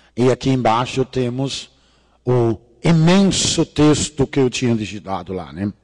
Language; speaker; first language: Portuguese; non-native, fluent; Danish